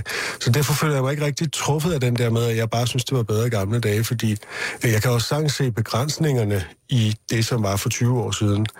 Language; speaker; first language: Danish; native; Danish